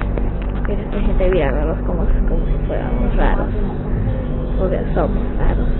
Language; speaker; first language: Spanish; early bilingual, heritage; English